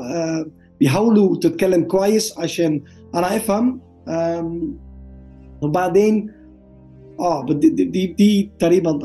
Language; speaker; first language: Arabic; non-native, learner; Dutch